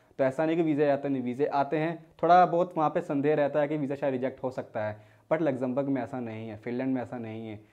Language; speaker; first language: Hindi; native; Hindi